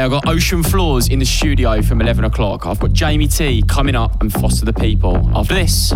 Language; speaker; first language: English; native; English